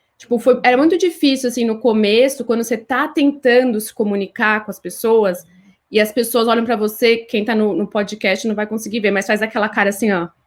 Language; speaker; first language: Portuguese; native; Portuguese